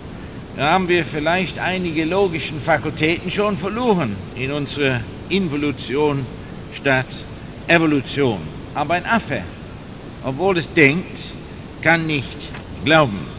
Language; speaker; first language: German; non-native, fluent; English